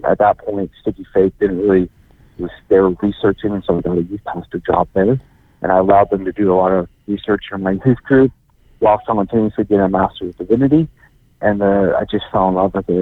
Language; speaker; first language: English; native; English